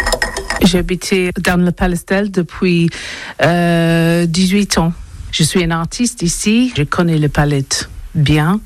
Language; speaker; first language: French; non-native, learner; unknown